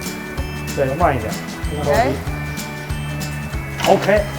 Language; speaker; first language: Chinese; native; Chinese